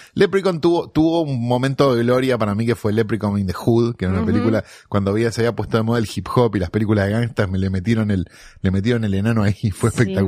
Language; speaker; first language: Spanish; native; Spanish